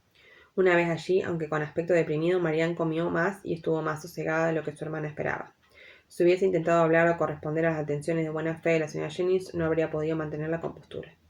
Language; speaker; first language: Spanish; native; Spanish